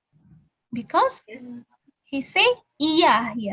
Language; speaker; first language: English; non-native, fluent; Indonesian